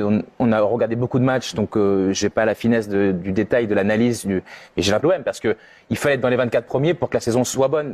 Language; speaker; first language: French; native; French